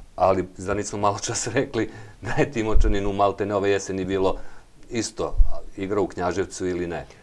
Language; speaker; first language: Serbian; native; Serbian